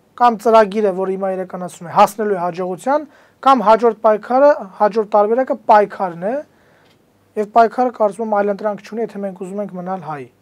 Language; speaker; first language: Armenian; native; Armenian